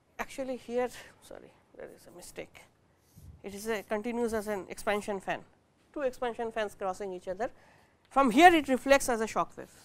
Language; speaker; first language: English; non-native, local second language; Bangla